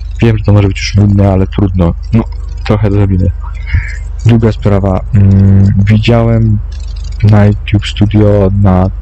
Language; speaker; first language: Polish; native; Polish